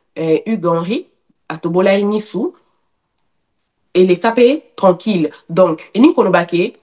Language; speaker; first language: Lingala; native; Lingala